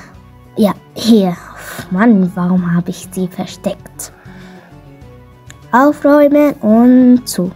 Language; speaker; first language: German; non-native, learner; Arabic